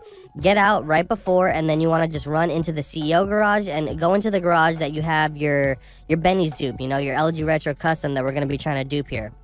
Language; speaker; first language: English; native; English